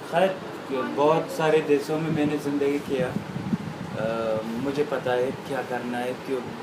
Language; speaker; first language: Hindi; non-native, learner; Persian